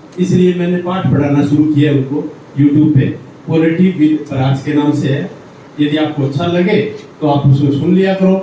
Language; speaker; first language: Hindi; native; Hindi